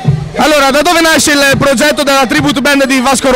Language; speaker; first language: Italian; native; Italian